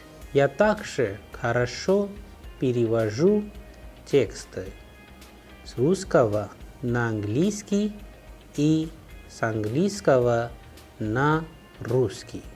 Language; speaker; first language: Russian; non-native, fluent; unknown